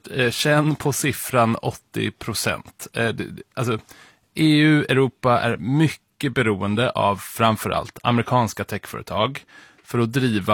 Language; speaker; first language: Swedish; native; Swedish